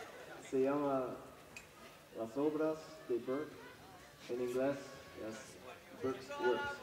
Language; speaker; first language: Spanish; non-native, learner; English